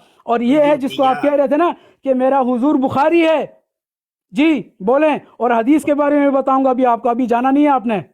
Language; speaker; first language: Urdu; native; Urdu